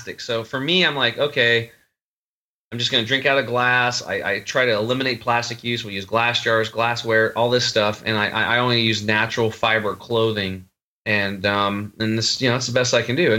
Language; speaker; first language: English; native; English